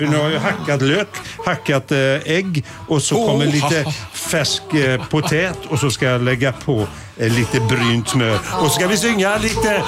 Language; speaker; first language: Swedish; native; Swedish